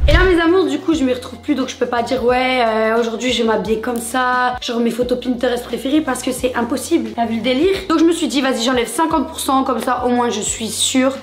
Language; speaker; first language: French; native; French